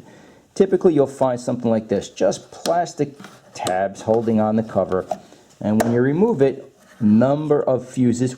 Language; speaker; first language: English; native; English